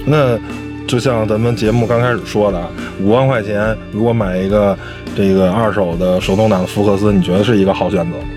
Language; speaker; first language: Chinese; native; Chinese